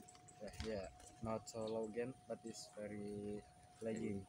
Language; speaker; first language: English; non-native, learner; Indonesian